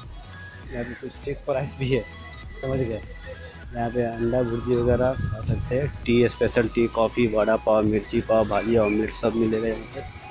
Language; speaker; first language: Hindi; native; Hindi